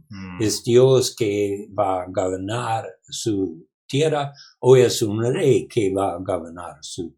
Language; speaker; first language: Spanish; non-native, learner; English